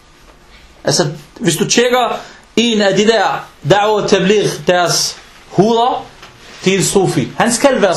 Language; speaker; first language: Danish; non-native, fluent; Arabic